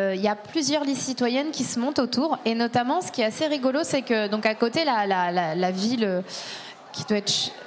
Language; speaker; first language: French; native; French